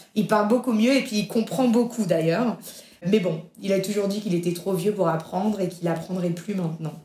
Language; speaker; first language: French; native; French